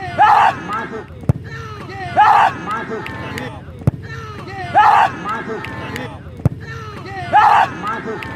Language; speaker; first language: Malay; non-native, local second language; Achinese